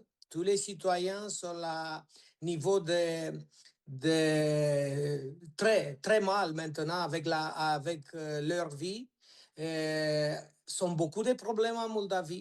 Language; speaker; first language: French; non-native, learner; Romanian